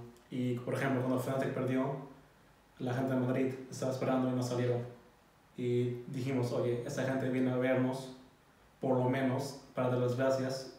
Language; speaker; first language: Spanish; non-native, fluent; German